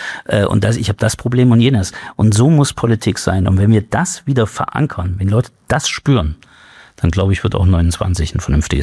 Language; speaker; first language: German; native; German